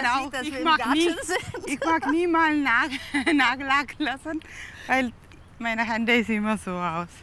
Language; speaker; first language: German; non-native, learner; Tamil